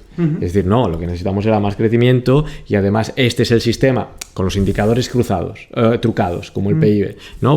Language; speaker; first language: Spanish; native; Spanish